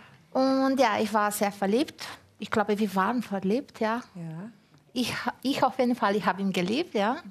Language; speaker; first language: German; non-native, fluent; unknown